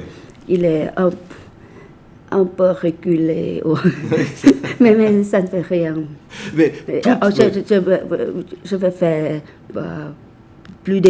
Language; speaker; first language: French; non-native, fluent; Thai